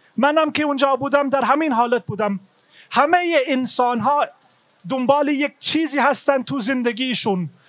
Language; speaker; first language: Persian; non-native, fluent; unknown